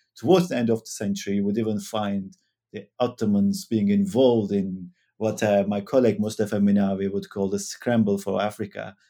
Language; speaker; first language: English; non-native, fluent; Turkish